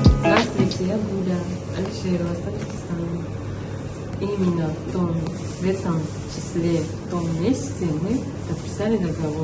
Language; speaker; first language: Russian; non-native, fluent; Tajik